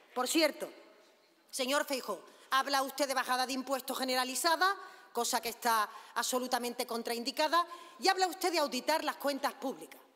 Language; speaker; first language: Spanish; native; Spanish